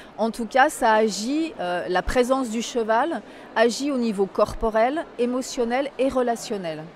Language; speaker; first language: French; native; French